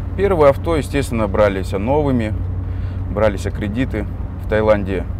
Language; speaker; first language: Russian; native; Russian